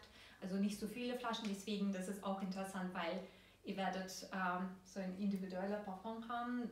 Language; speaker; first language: German; non-native, fluent; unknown